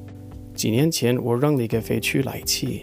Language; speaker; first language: Chinese; non-native, fluent; English